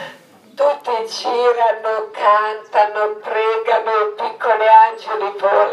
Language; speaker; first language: Italian; non-native, learner; Croatian